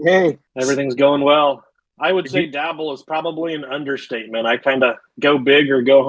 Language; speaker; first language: English; native; English